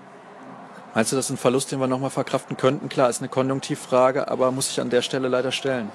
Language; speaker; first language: German; native; German